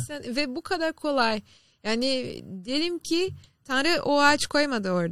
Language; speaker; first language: Turkish; non-native, learner; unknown